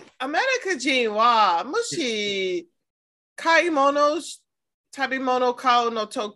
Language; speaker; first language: Japanese; non-native, learner; English